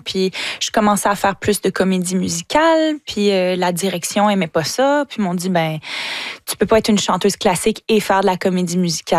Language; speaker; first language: French; native; French